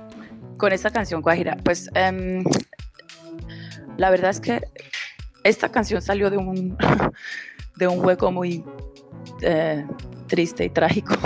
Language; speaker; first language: Spanish; early bilingual, heritage; Spanish